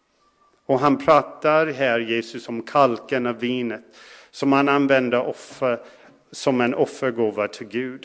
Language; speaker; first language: Swedish; non-native, fluent; English